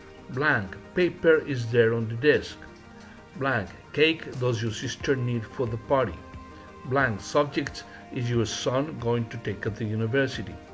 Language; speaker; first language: English; non-native, fluent; Spanish